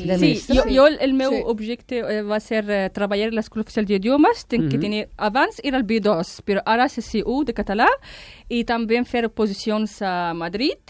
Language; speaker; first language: Catalan; non-native, fluent; Arabic